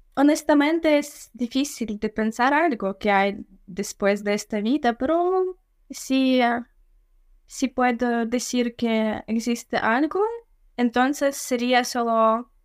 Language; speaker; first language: Spanish; non-native, fluent; Ukrainian